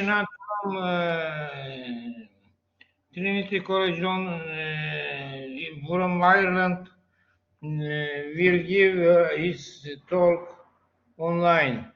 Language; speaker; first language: English; non-native, learner; Turkish